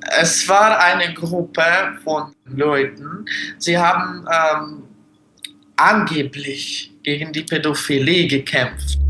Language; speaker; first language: German; non-native, fluent; Russian